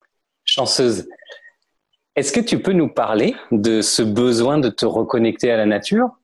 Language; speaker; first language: French; native; French